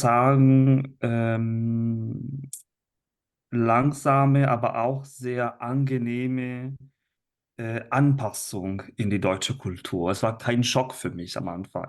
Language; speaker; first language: German; non-native, fluent; Italian